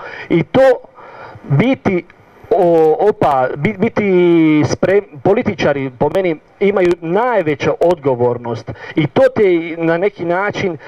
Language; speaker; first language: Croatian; non-native, learner; Italian